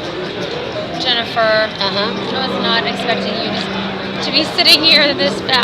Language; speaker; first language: English; native; English